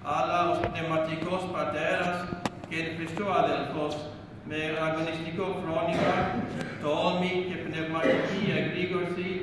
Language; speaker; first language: Greek; non-native, fluent; English